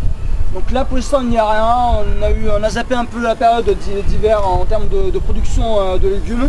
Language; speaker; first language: French; native; French